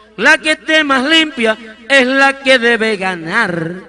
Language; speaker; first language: Spanish; native; Spanish